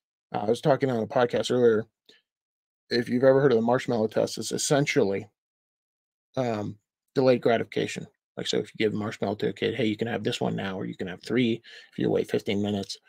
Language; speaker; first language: English; native; English